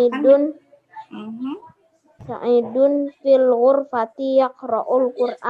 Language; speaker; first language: Arabic; non-native, learner; Indonesian